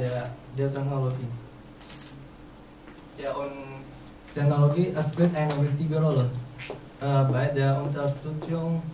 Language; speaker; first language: German; non-native, learner; Indonesian